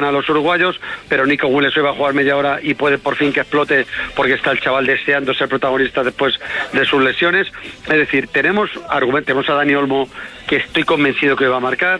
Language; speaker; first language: Spanish; native; Spanish